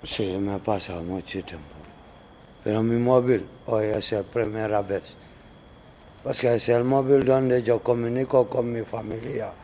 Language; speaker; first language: Spanish; non-native, learner; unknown